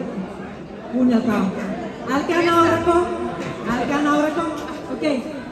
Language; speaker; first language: Finnish; early bilingual, other home language; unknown